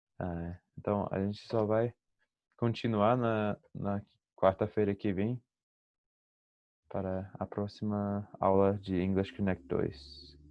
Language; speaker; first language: Portuguese; non-native, fluent; English